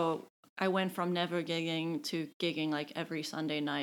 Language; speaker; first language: English; native; English